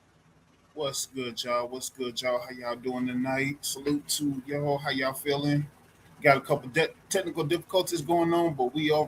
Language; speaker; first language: English; native; English